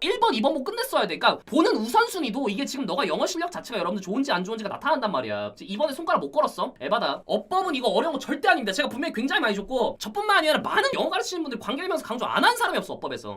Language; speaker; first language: Korean; native; Korean